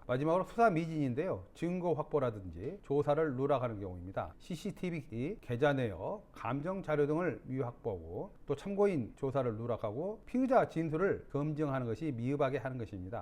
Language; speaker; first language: Korean; native; Korean